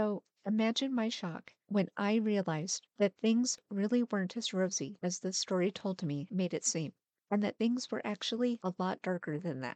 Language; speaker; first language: English; native; English